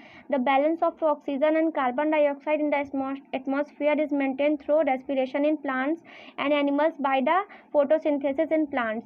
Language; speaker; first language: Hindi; native; Hindi